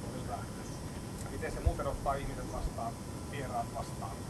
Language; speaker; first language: Finnish; native; Finnish